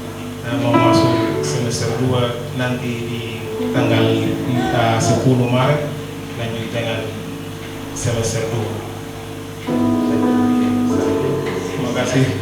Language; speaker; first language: Indonesian; non-native, learner; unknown